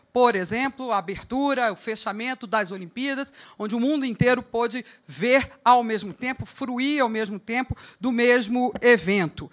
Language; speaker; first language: Portuguese; native; Portuguese